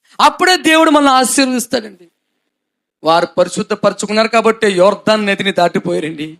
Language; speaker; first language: Telugu; non-native, local second language; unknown